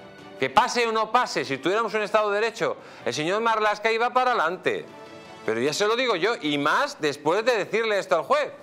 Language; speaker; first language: Spanish; native; Spanish